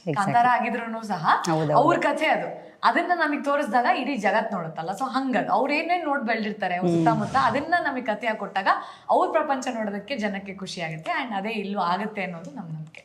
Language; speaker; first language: Kannada; native; Kannada